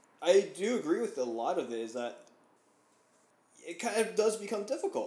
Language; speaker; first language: English; early bilingual, other home language; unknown